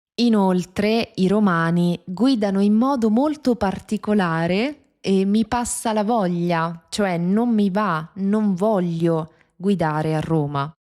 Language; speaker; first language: Italian; native; Italian